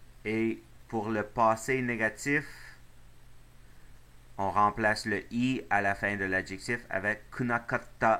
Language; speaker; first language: French; non-native, fluent; English